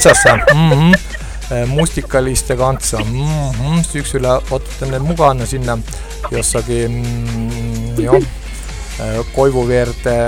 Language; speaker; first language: Finnish; non-native, learner; Estonian